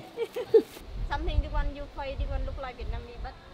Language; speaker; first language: English; non-native, learner; Vietnamese